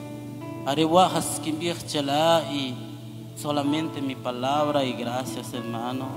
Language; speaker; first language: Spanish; non-native, local second language; Kʼicheʼ